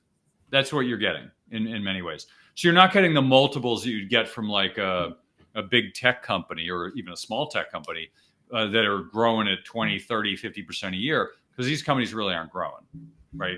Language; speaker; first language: English; native; English